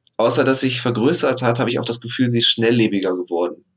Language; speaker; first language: German; native; German